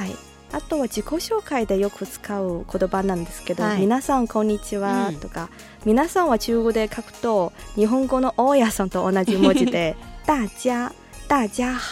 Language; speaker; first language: Japanese; non-native, fluent; Chinese